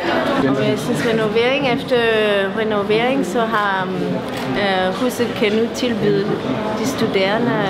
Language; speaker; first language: Danish; non-native, fluent; French